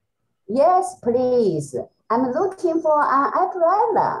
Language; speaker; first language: English; non-native, learner; Chinese